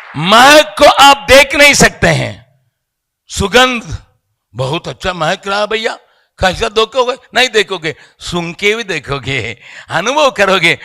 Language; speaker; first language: Hindi; non-native, local second language; Tamil